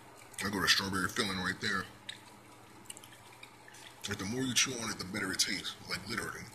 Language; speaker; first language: English; native; English